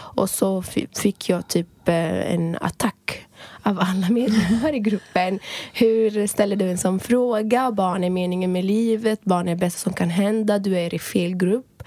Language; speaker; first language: Swedish; non-native, fluent; Arabic